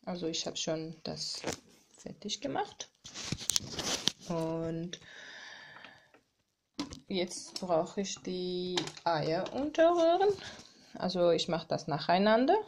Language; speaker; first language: German; non-native, learner; Armenian